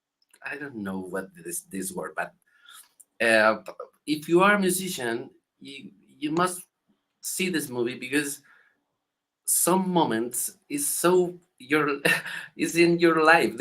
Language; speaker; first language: English; non-native, learner; Spanish